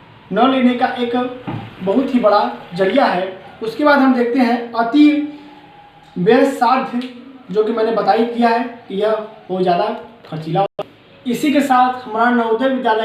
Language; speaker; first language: Hindi; native; Hindi